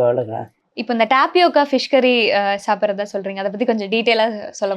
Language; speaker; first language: Tamil; native; Tamil